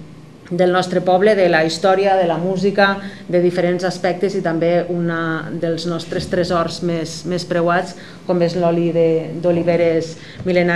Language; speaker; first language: Catalan; native; Catalan